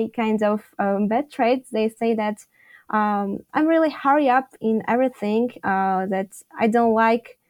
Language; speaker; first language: English; non-native, fluent; Tajik